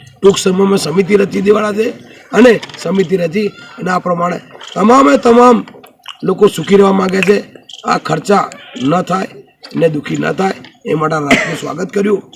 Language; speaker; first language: Gujarati; non-native, local second language; Bhili